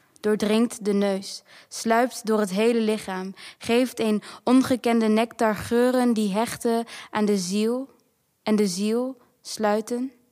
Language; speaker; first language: Dutch; early bilingual, other home language; Kinyarwanda